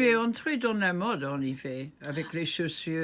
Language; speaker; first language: French; non-native, learner; English